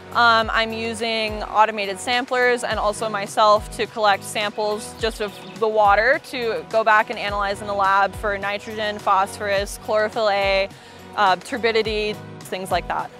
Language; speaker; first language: English; native; English